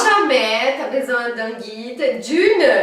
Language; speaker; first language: French; non-native, fluent; Portuguese